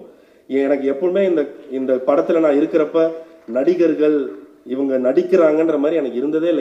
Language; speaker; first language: Tamil; native; Tamil